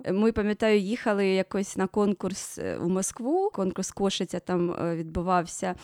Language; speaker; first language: Ukrainian; native; Ukrainian